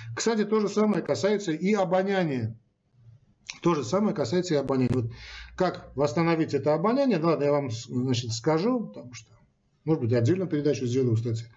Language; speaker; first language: Russian; non-native, local second language; Armenian